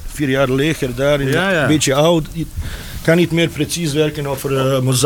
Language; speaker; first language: Dutch; non-native, learner; Bosnian